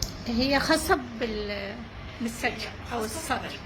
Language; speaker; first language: Arabic; native; Arabic